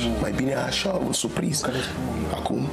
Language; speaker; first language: Romanian; non-native, learner; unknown